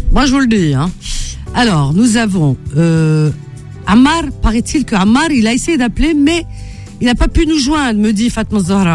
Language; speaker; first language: French; native; French